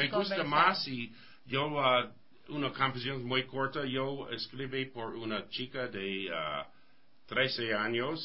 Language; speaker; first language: Spanish; non-native, learner; English